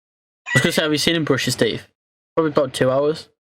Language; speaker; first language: English; native; English